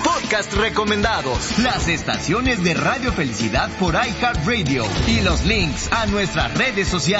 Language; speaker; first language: Spanish; native; Spanish